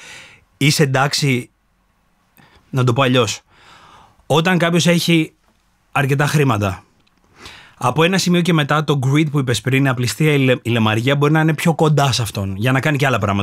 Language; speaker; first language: Greek; native; Greek